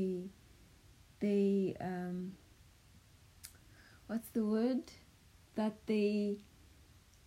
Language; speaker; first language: English; non-native, local second language; Northern Sotho